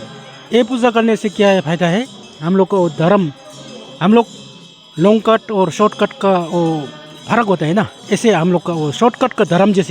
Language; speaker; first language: Hindi; non-native, learner; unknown